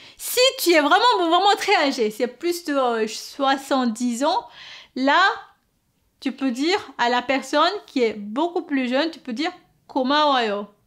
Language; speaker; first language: French; non-native, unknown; Korean